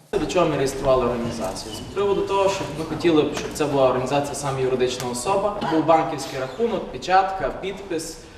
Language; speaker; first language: Ukrainian; native; Ukrainian